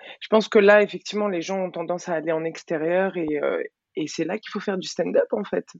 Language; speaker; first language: French; early bilingual, other home language; Arabic